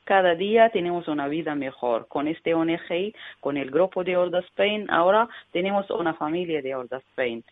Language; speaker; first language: Spanish; non-native, learner; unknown